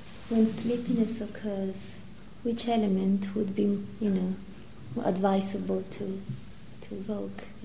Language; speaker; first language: English; non-native, fluent; Italian